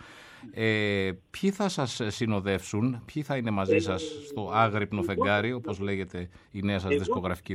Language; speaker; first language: Greek; native; Greek